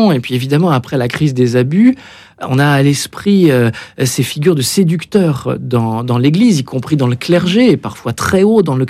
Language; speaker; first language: French; native; French